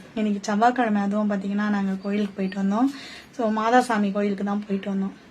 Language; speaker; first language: Tamil; non-native, local second language; Urdu